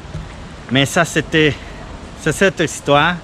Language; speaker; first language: French; non-native, fluent; Spanish